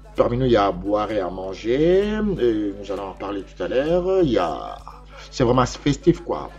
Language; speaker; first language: French; non-native, local second language; Lingala